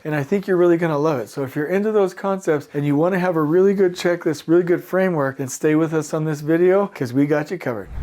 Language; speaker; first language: English; native; English